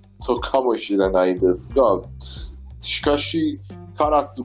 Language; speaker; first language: Japanese; non-native, learner; Persian